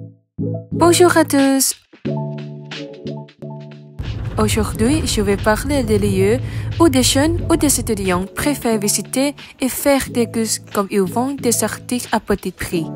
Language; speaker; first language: French; non-native, fluent; Thai